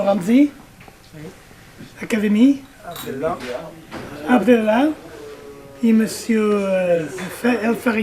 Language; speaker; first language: French; native; French